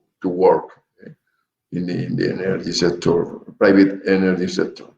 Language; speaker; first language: English; non-native, learner; Spanish